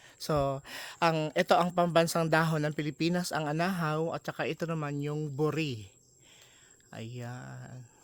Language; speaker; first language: Filipino; non-native, local second language; Aklanon